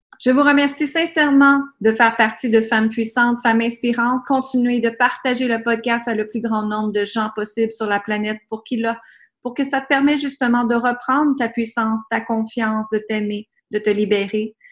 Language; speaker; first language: French; native; French